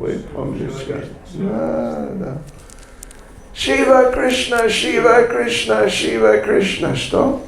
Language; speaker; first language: Russian; non-native, learner; English